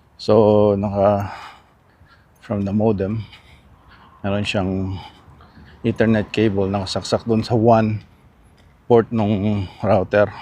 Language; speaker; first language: Filipino; native; Filipino